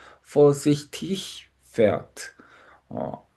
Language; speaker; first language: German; non-native, fluent; Korean